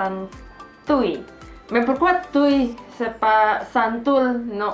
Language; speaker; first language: French; non-native, learner; Indonesian